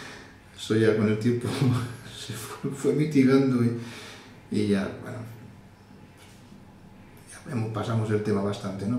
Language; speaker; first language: Spanish; native; Spanish